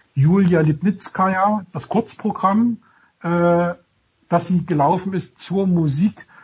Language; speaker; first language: German; native; German